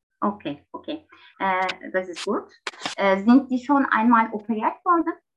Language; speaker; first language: German; non-native, learner; Turkish